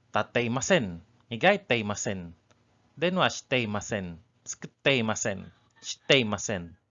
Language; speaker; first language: Japanese; non-native, learner; English